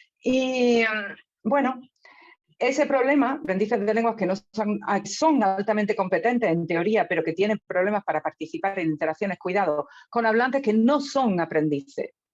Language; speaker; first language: Spanish; native; Spanish